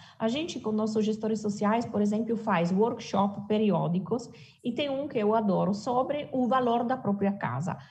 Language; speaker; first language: Portuguese; non-native, fluent; Italian